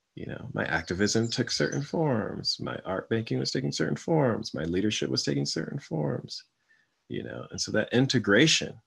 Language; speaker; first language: English; native; English